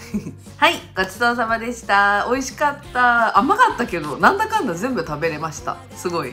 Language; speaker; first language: Japanese; native; Japanese